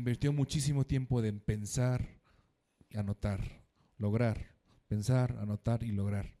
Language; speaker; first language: Spanish; native; Spanish